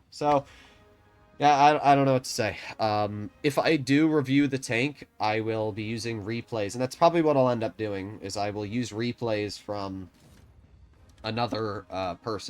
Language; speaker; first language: English; native; English